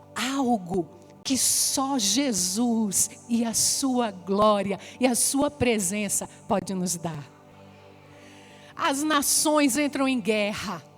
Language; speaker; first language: Portuguese; native; Portuguese